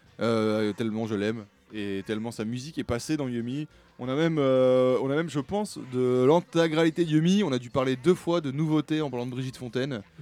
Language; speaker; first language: French; native; French